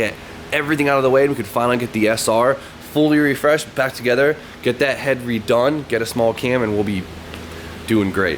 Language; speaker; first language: English; native; English